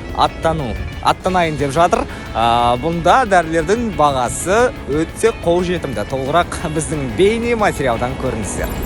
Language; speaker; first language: Kazakh; native; Kazakh